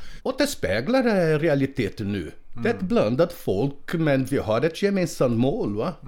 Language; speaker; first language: Swedish; non-native, fluent; Portuguese